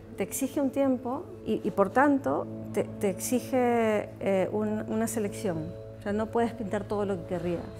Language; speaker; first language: Spanish; native; Spanish